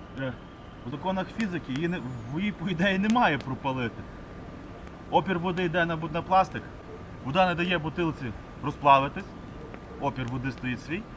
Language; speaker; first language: Ukrainian; native; Ukrainian